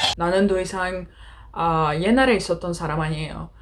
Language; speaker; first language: Korean; non-native, learner; Greek